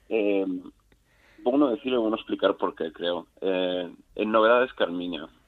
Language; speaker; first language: Galician; native; Galician